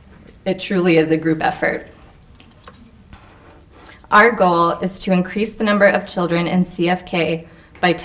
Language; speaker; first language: English; native; English